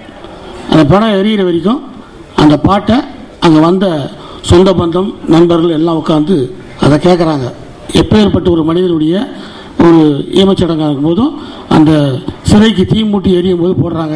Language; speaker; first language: Tamil; native; Tamil